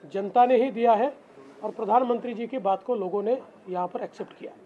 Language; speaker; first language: Hindi; non-native, local second language; Marathi